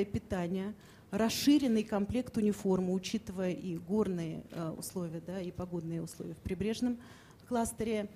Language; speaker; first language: Russian; native; Russian